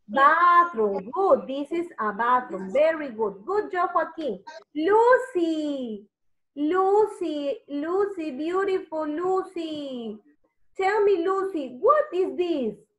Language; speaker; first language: English; non-native, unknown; Spanish